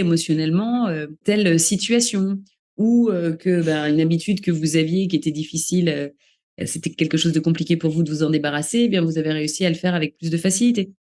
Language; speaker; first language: French; native; French